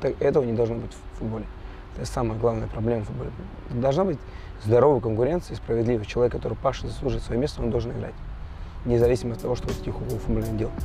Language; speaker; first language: Russian; non-native, fluent; Georgian